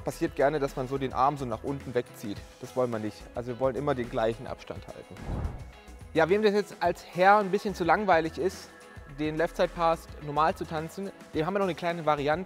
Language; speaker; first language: German; native; German